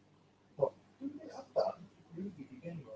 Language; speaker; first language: English; non-native, learner; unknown